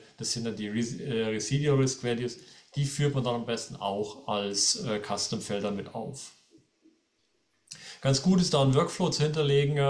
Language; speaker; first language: German; native; German